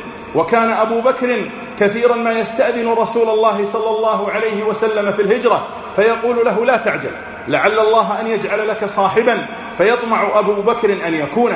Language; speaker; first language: Arabic; native; Arabic